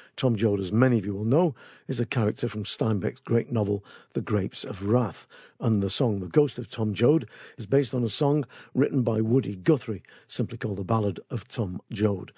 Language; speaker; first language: English; native; English